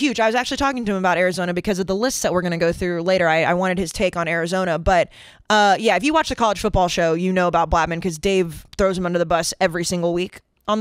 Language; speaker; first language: English; native; English